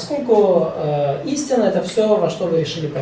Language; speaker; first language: Russian; native; Russian